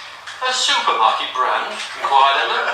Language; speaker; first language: English; native; English